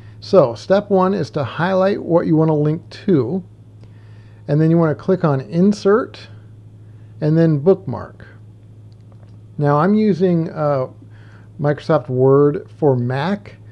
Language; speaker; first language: English; native; English